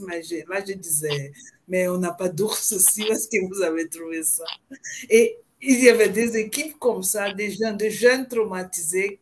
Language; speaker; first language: French; non-native, fluent; Portuguese